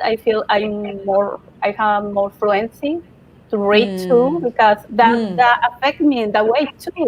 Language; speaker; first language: English; non-native, learner; Spanish